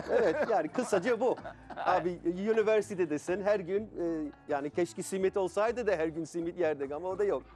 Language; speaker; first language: Turkish; non-native, fluent; English